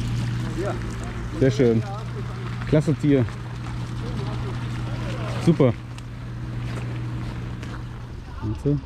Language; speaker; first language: German; native; German